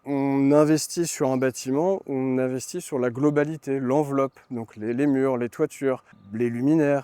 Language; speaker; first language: French; native; French